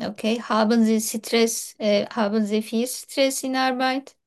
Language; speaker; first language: German; non-native, learner; Turkish